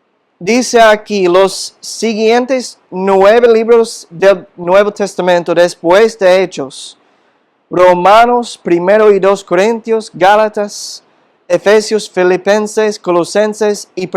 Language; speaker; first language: Spanish; non-native, fluent; English